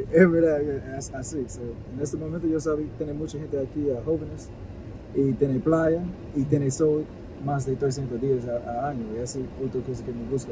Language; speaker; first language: Spanish; non-native, learner; English